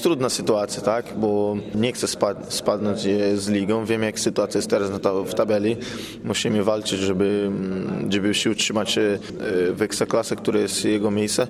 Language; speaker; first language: Polish; non-native, fluent; Portuguese